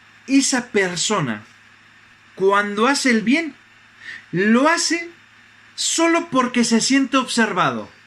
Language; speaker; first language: Spanish; native; Spanish